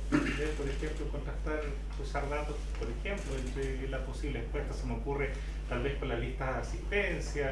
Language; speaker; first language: Spanish; native; Spanish